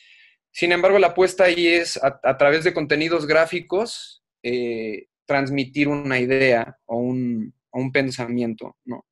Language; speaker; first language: Spanish; native; Spanish